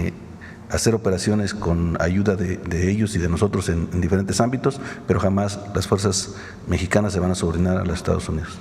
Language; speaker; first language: Spanish; native; Spanish